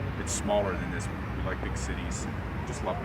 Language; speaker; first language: English; native; English